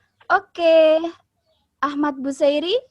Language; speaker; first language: English; non-native, learner; Indonesian